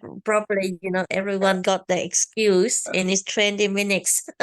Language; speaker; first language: English; non-native, fluent; Vietnamese